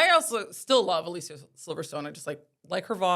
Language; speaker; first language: English; native; English